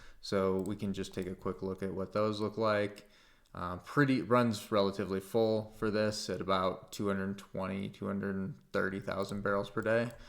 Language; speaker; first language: English; native; English